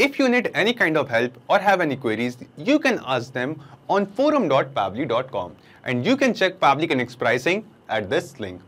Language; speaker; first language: English; non-native, local second language; Hindi